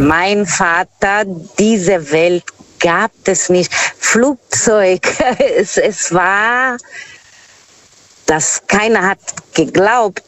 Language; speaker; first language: German; non-native, fluent; Portuguese